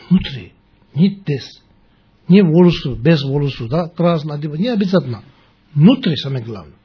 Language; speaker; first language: Russian; non-native, learner; Tibetan